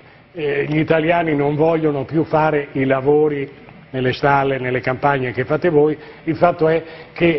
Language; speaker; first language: Italian; native; Italian